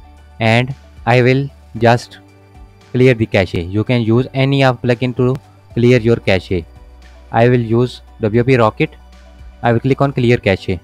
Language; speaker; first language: English; non-native, fluent; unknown